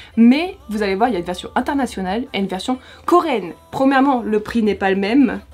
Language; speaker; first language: French; native; French